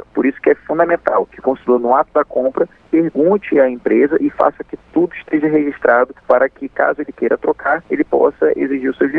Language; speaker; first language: Portuguese; native; Portuguese